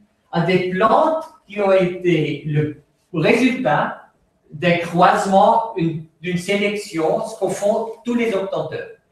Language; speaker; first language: French; non-native, fluent; Swiss German